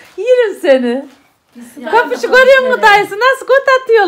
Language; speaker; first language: Turkish; native; Turkish